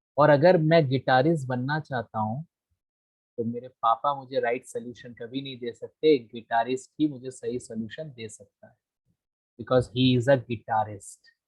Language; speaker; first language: Hindi; non-native, local second language; Bangla